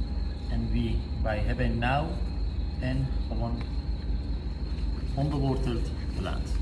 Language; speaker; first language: Dutch; non-native, learner; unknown